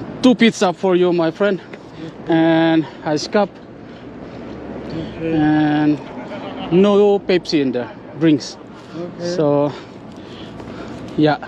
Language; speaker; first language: English; non-native, learner; Filipino